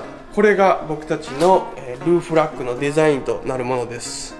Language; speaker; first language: Japanese; native; Japanese